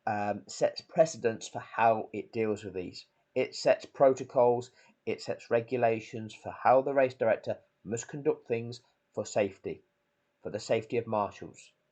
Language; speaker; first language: English; native; English